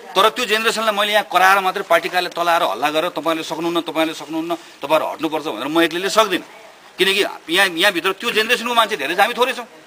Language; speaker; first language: Nepali; native; Nepali